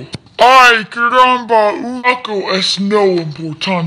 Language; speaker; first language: Spanish; non-native, learner; English